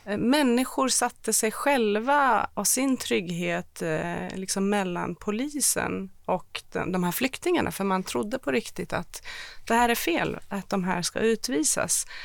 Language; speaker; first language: Swedish; early bilingual, other home language; Persian